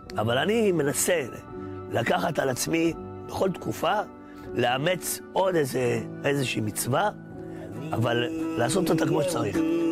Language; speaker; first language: Hebrew; native; Hebrew